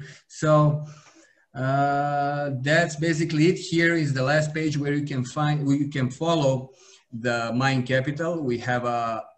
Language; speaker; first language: English; non-native, fluent; Serbian